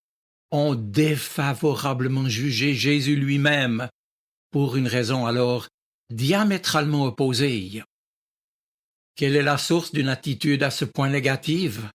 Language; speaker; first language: French; native; French